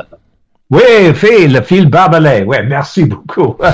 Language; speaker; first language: French; non-native, learner; English